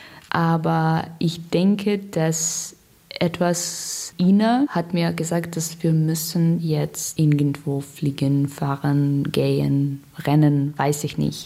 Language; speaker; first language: German; non-native, learner; Russian